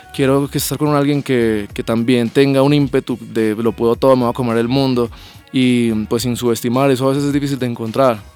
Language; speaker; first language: Spanish; native; Spanish